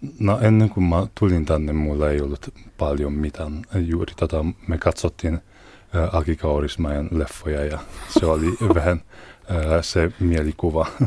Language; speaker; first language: Finnish; non-native, fluent; Hungarian